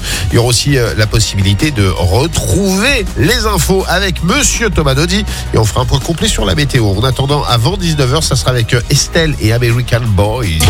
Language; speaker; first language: French; native; French